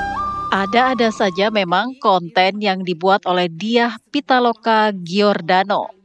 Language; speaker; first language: Indonesian; native; Indonesian